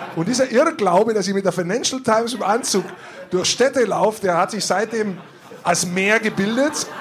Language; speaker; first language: German; native; German